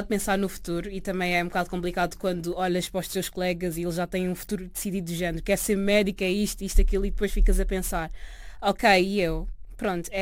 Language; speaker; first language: Portuguese; early bilingual, other home language; Arabic